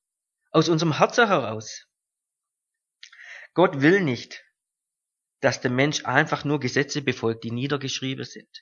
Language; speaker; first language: German; native; German